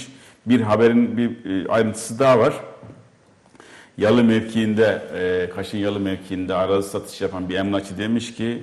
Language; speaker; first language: Turkish; native; Turkish